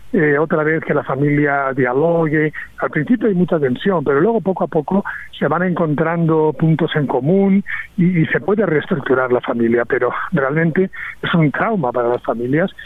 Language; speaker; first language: Spanish; native; Spanish